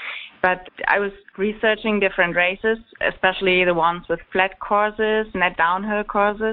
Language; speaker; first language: English; non-native, fluent; German